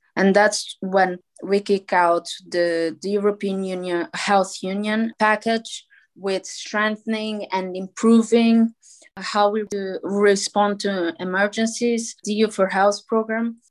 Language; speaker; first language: English; non-native, fluent; Portuguese